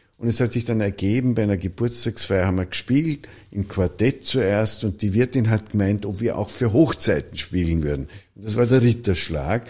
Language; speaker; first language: German; native; German